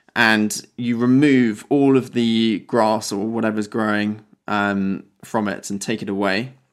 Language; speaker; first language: English; native; English